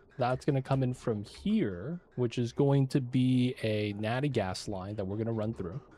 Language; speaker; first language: English; native; English